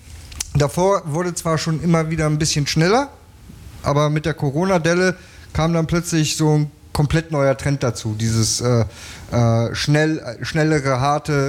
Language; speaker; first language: German; native; German